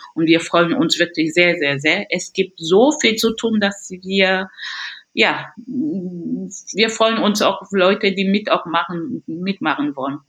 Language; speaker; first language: German; non-native, fluent; French